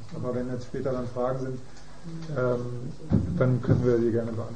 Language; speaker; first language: German; native; German